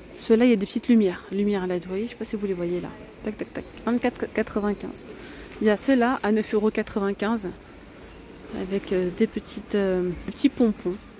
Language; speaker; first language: French; native; French